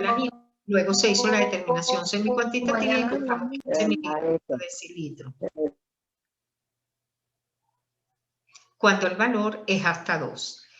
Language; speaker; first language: Spanish; native; Spanish